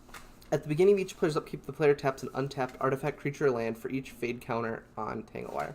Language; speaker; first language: English; native; English